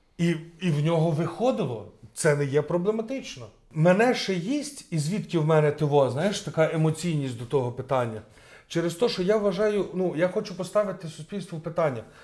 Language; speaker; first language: Ukrainian; native; Ukrainian